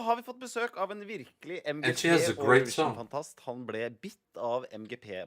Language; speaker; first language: Norwegian; native; Norwegian